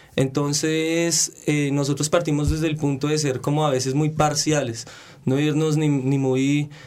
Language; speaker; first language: Spanish; native; Spanish